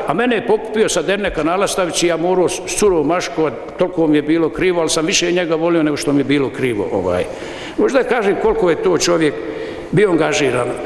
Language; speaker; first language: Bosnian; native; Bosnian